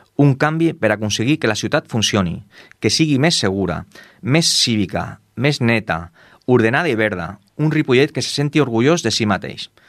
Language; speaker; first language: Catalan; non-native, local second language; Spanish